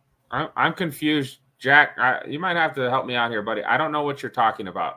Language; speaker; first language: English; native; English